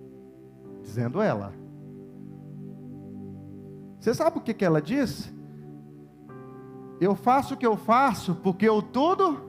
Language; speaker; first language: Portuguese; native; Portuguese